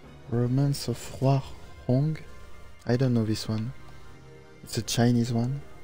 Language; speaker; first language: English; non-native, fluent; French